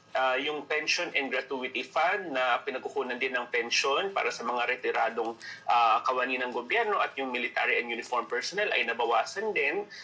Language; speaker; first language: Filipino; native; Filipino